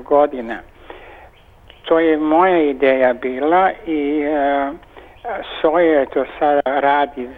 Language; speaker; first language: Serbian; early bilingual, heritage; Serbian